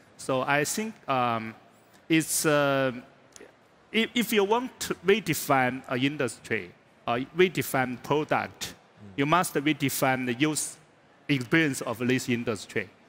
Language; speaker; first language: English; non-native, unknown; Chinese